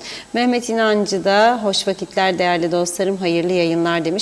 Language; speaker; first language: Turkish; native; Turkish